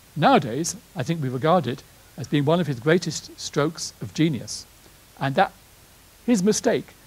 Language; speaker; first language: English; native; English